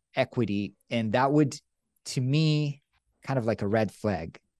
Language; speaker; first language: English; non-native, fluent; Hebrew